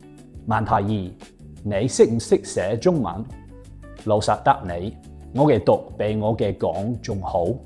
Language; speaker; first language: Cantonese; non-native, fluent; English